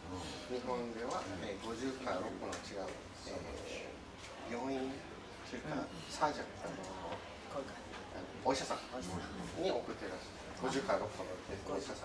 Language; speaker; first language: Japanese; early bilingual, heritage; Japanese